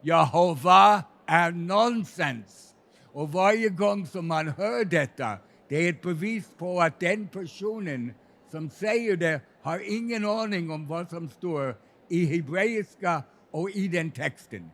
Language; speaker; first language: Swedish; non-native, fluent; English